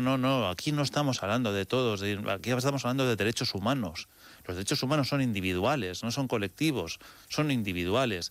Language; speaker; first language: Spanish; native; Spanish